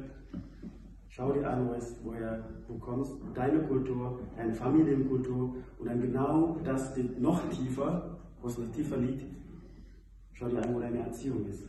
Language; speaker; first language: German; non-native, fluent; Indonesian